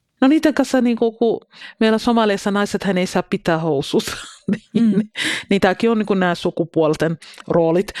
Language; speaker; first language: Finnish; early bilingual, other home language; Somali